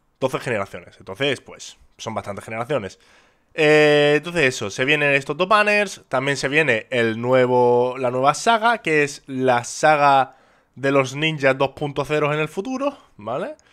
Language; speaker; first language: Spanish; native; Spanish